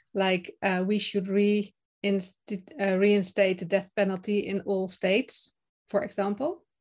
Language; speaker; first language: English; non-native, fluent; Dutch